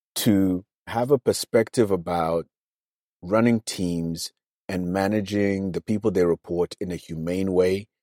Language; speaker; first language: English; non-native, local second language; Shona